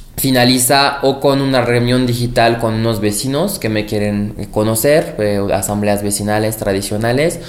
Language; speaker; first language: Spanish; non-native, fluent; French